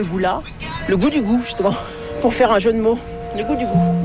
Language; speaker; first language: French; native; French